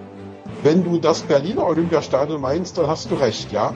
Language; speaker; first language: German; native; German